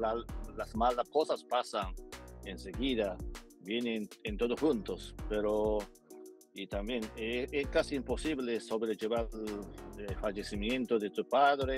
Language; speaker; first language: Spanish; non-native, fluent; Japanese